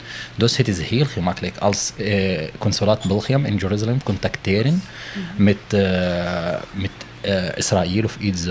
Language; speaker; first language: Dutch; non-native, learner; Arabic